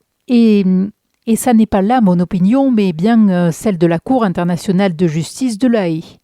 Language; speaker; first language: French; native; French